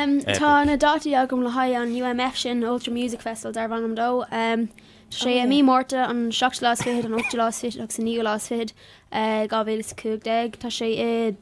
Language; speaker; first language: Irish; non-native, local second language; English